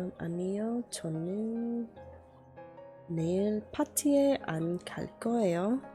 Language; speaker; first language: Korean; non-native, learner; English